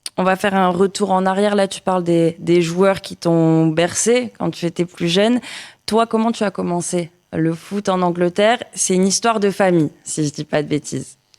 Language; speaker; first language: French; native; French